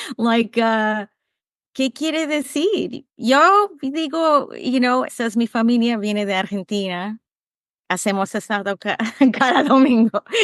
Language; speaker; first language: Spanish; early bilingual, heritage; Spanish